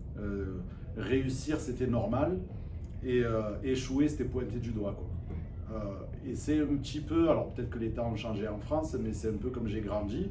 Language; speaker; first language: French; native; French